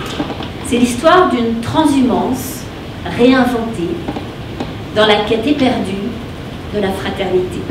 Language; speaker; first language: French; native; French